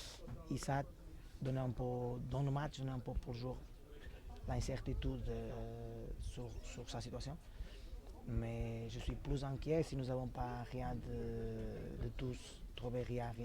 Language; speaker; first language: French; non-native, fluent; Portuguese